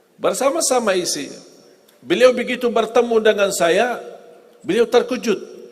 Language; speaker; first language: Indonesian; non-native, fluent; Arabic